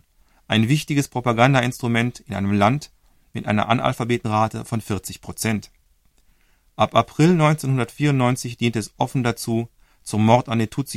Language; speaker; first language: German; native; German